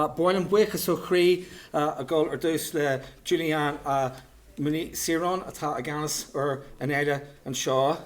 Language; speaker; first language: Irish; native; Irish